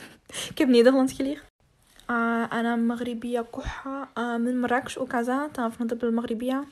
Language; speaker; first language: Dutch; non-native, learner; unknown